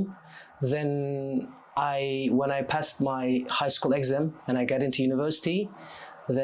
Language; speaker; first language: English; non-native, fluent; Turkish